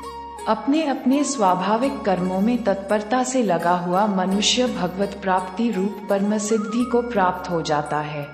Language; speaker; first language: Hindi; native; Hindi